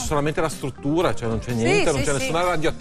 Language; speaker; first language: Italian; native; Italian